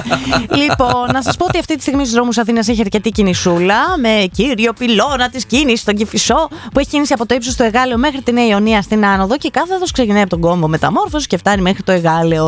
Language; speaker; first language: Greek; native; Greek